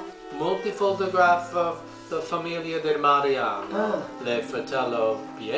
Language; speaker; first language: Italian; early bilingual, heritage; English